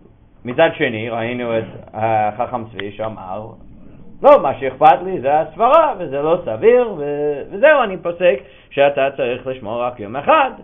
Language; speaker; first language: Hebrew; non-native, fluent; English